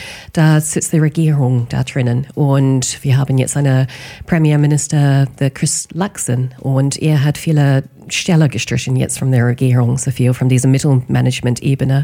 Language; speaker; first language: German; non-native, fluent; English